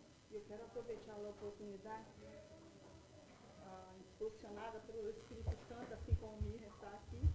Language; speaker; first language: Spanish; non-native, learner; Portuguese